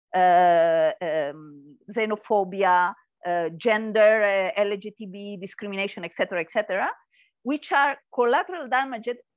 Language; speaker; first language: English; non-native, learner; Italian